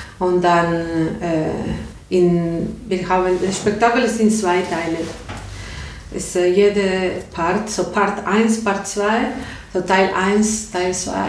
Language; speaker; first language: German; non-native, learner; Spanish